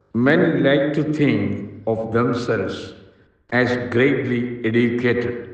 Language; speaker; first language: English; non-native, local second language; Malayalam